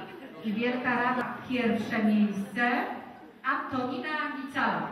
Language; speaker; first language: Polish; native; Polish